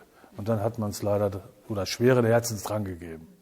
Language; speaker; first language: German; native; German